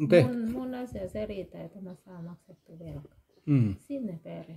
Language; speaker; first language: Finnish; non-native, learner; Thai